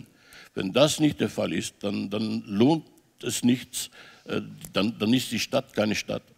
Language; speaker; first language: German; non-native, fluent; French